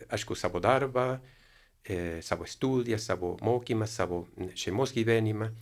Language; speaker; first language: Lithuanian; non-native, fluent; Spanish